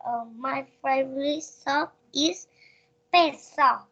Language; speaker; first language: English; non-native, learner; Vietnamese